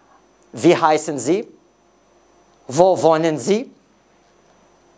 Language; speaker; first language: German; non-native, fluent; Arabic